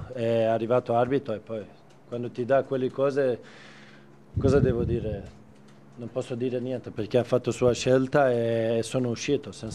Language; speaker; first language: Italian; non-native, fluent; Swedish